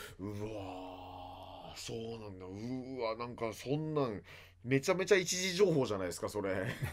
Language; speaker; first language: Japanese; native; Japanese